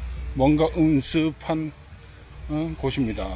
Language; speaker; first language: Korean; native; Korean